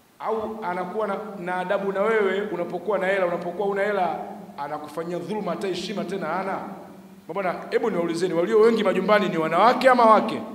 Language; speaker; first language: Swahili; native; Swahili